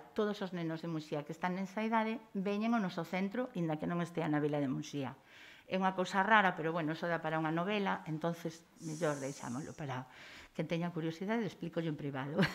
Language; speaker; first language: Galician; native; Galician